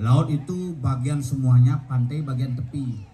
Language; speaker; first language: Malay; non-native, local second language; Balinese